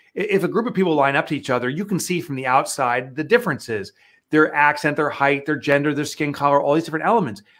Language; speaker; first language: English; native; English